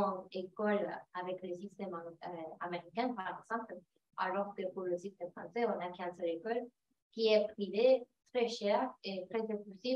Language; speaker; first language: French; non-native, fluent; Spanish